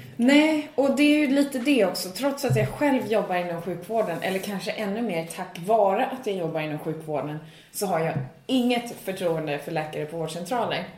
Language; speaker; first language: Swedish; native; Swedish